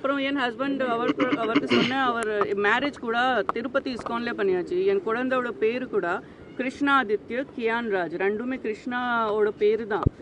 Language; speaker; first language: Tamil; non-native, local second language; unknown